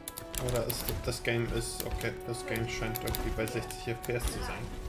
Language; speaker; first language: German; native; German